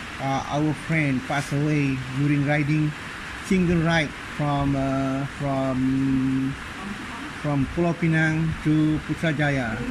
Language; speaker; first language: English; non-native, local second language; Malay